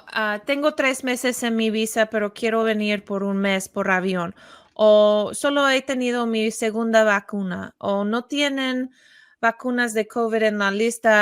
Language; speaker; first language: Spanish; non-native, fluent; English